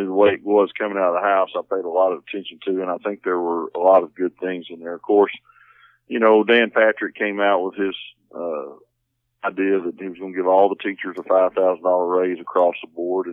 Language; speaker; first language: English; native; English